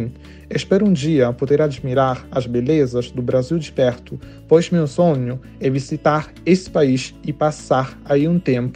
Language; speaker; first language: Portuguese; non-native, fluent; Italian